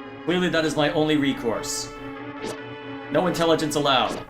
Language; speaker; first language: English; native; English